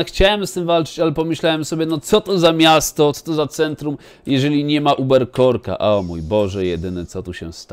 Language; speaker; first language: Polish; native; Polish